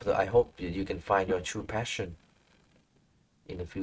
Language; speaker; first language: English; non-native, fluent; Vietnamese